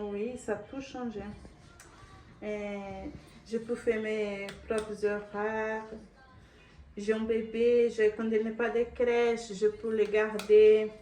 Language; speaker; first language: French; non-native, learner; Portuguese